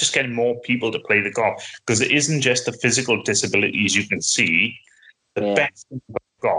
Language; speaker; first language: English; native; English